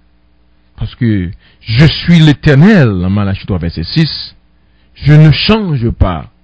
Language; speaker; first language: French; non-native, local second language; Haitian Creole